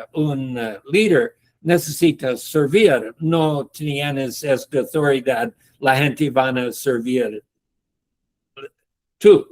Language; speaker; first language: Spanish; non-native, learner; English